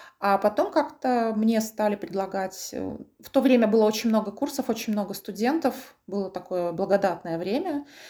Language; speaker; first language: Russian; native; Russian